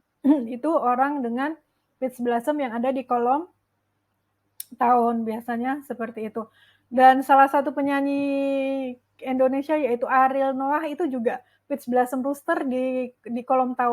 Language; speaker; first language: Indonesian; native; Indonesian